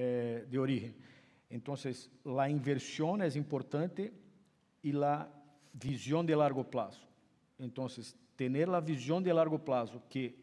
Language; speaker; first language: Spanish; non-native, fluent; Portuguese